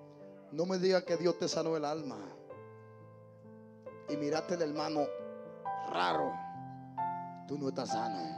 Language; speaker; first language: Spanish; native; Spanish